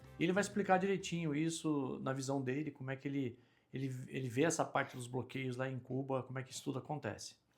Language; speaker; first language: Portuguese; native; Portuguese